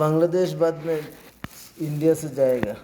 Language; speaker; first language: Hindi; non-native, learner; Bangla